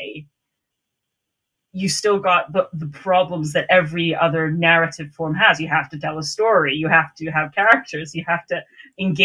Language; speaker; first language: English; non-native, local second language; Cantonese